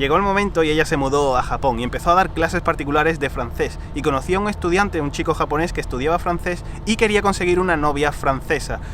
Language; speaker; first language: Spanish; native; Spanish